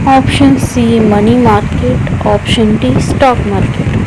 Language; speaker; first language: English; non-native, local second language; Kannada